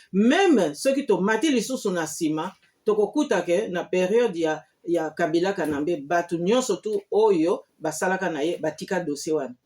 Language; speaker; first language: Lingala; non-native, local second language; Kongo